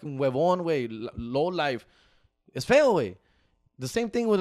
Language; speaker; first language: English; early bilingual, other home language; Spanish